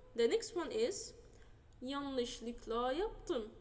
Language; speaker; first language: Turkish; non-native, fluent; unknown